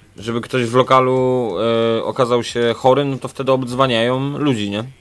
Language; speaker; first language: Polish; native; Polish